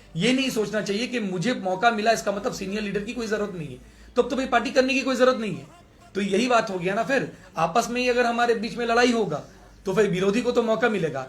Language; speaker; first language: Hindi; non-native, local second language; Bangla